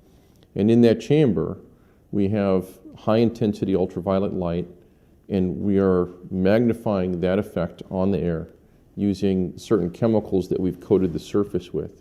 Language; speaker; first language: English; native; English